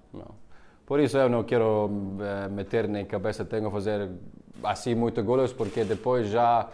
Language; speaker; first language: Portuguese; non-native, learner; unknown